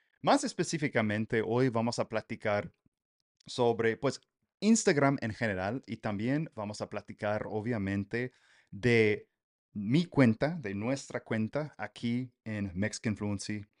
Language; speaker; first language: Spanish; non-native, fluent; English